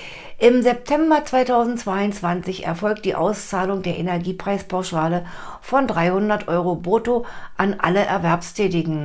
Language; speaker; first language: German; native; German